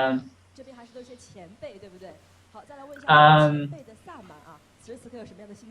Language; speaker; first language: Chinese; native; Chinese